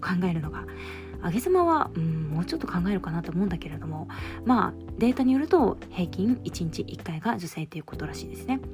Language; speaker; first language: Japanese; native; Japanese